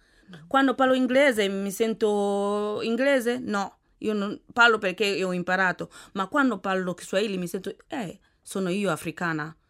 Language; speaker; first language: Italian; non-native, fluent; Swahili